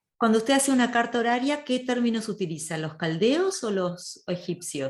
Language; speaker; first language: Spanish; native; Spanish